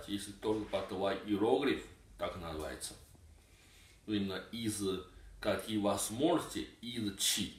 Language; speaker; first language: Russian; non-native, learner; Chinese